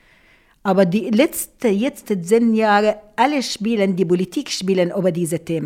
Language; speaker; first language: German; non-native, local second language; Arabic